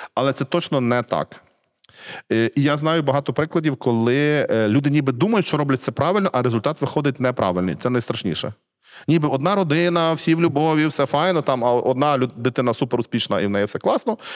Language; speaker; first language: Ukrainian; native; Ukrainian